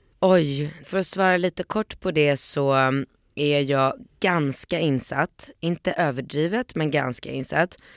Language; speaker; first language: Swedish; early bilingual, other home language; Polish